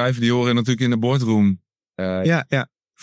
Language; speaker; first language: Dutch; native; Dutch